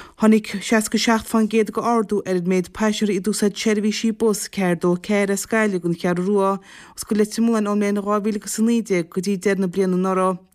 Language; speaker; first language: Irish; native; Irish